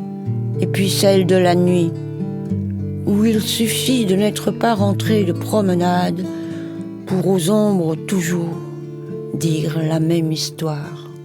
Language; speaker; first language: French; native; French